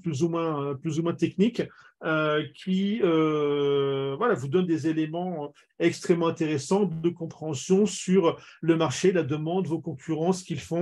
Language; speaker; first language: French; native; French